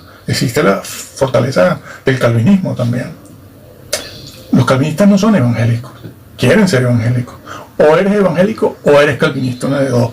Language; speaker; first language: Spanish; native; Spanish